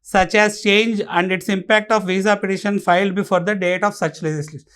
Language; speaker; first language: English; non-native, local second language; Telugu